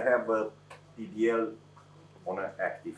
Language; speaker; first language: English; non-native, learner; Romanian